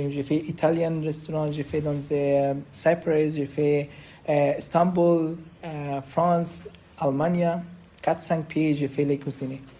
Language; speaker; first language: French; non-native, learner; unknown